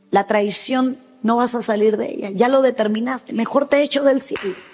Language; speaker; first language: Spanish; native; Spanish